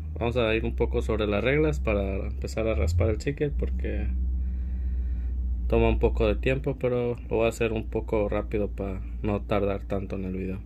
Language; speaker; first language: Spanish; early bilingual, heritage; Spanish